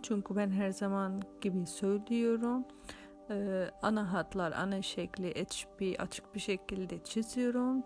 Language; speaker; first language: Turkish; non-native, fluent; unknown